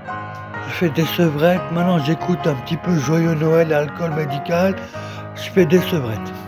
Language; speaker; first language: French; native; French